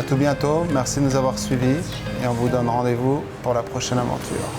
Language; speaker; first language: French; native; French